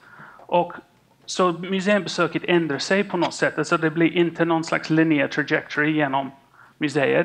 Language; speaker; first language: Swedish; non-native, fluent; English